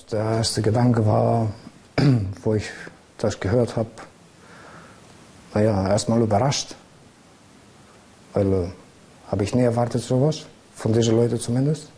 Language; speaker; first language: German; non-native, fluent; Greek